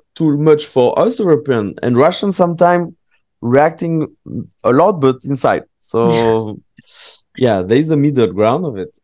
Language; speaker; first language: English; non-native, fluent; French